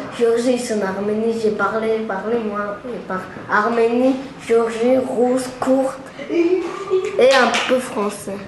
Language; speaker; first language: French; non-native, learner; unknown